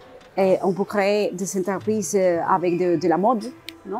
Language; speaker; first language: French; non-native, learner; Spanish